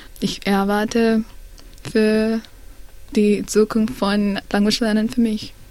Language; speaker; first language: German; non-native, learner; Sinhala